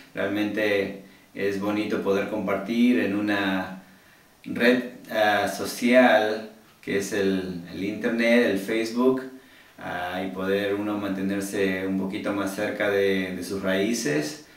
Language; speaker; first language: Spanish; early bilingual, heritage; Spanish